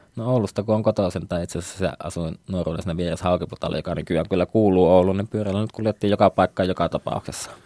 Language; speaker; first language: Finnish; native; Finnish